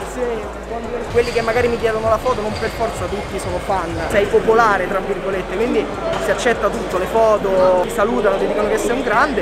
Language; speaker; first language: Italian; native; Italian